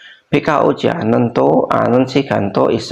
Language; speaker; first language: Korean; non-native, fluent; Indonesian